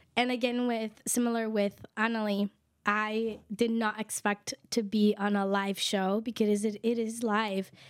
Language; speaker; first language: English; early bilingual, other home language; Kʼicheʼ